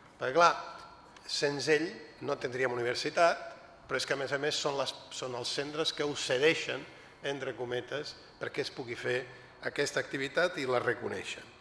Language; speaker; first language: Catalan; non-native, fluent; Italian